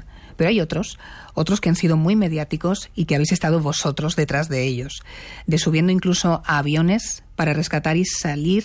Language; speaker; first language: Spanish; native; Spanish